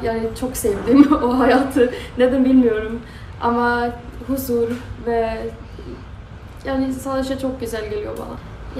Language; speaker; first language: Turkish; non-native, learner; Swedish